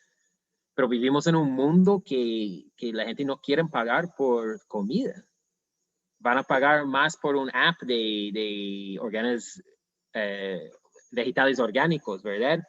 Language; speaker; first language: Spanish; non-native, fluent; English